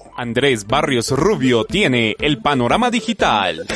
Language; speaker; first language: Spanish; native; Spanish